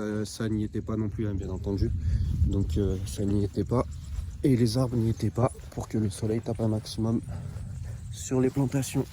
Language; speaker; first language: French; native; French